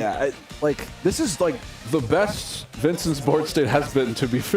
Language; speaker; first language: English; native; English